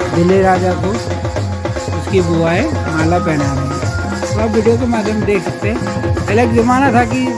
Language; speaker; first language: Hindi; non-native, local second language; Garhwali